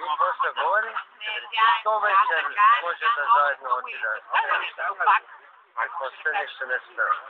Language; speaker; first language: Bulgarian; non-native, learner; Turkish